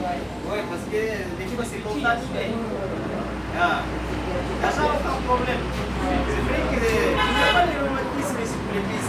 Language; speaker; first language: French; non-native, learner; Indonesian